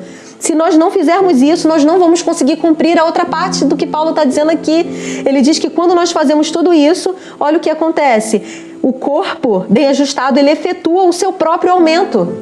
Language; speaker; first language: Portuguese; native; Portuguese